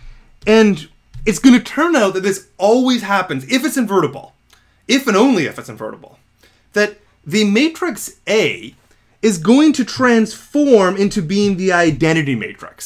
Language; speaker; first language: English; native; English